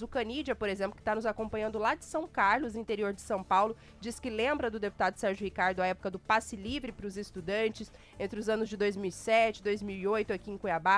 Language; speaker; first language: Portuguese; native; Portuguese